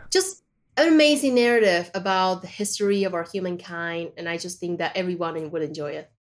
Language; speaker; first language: English; non-native, fluent; Spanish